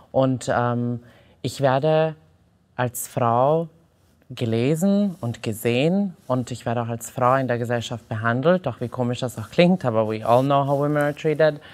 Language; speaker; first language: German; non-native, fluent; Serbian